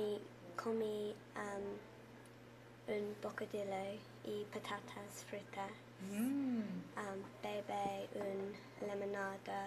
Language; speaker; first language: Spanish; non-native, learner; English